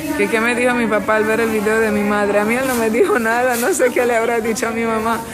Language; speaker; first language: Spanish; non-native, fluent; Romanian